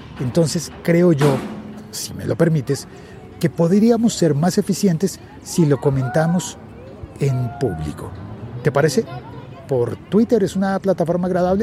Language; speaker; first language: Spanish; native; Spanish